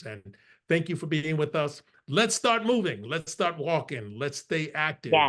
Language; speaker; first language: English; native; English